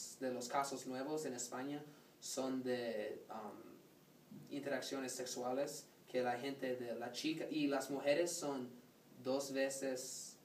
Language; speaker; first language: Spanish; non-native, learner; English